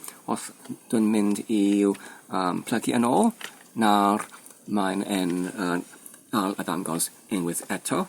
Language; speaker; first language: Welsh; non-native, fluent; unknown